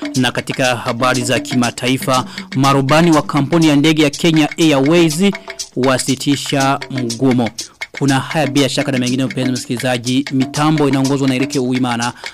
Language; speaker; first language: Swahili; non-native, local second language; Rundi